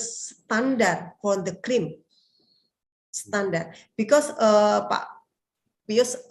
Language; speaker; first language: English; non-native, learner; Indonesian